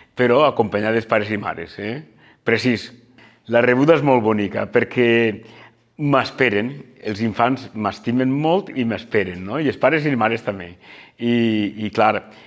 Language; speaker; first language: Catalan; native; Catalan